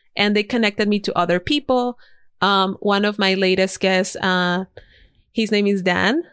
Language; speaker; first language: English; non-native, fluent; Spanish